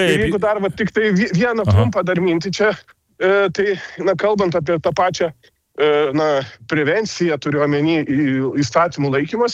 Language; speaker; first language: Lithuanian; native; Lithuanian